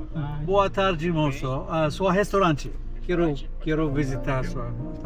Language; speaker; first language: Portuguese; non-native, learner; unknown